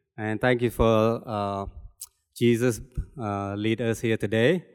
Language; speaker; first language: English; non-native, fluent; Khmer